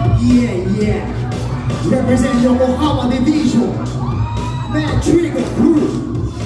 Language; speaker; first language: English; non-native, local second language; Filipino